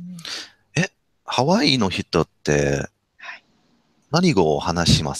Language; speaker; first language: Japanese; non-native, fluent; English